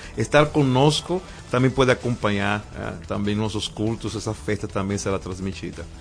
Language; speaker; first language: Portuguese; non-native, fluent; Spanish